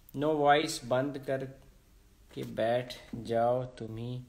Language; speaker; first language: Hindi; native; Hindi